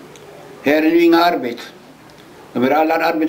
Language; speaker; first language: Swedish; early bilingual, heritage; Swedish